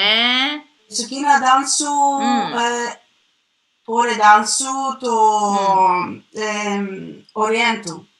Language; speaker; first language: Japanese; non-native, learner; Greek